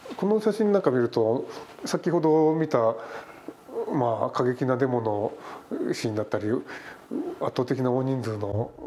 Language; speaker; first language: Japanese; native; Japanese